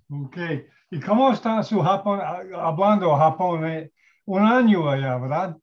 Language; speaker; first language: Spanish; non-native, learner; English